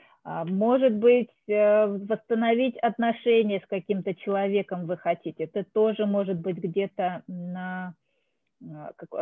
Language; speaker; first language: Russian; native; Russian